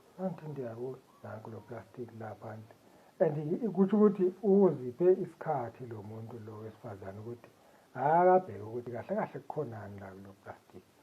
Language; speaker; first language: Zulu; non-native, local second language; Xhosa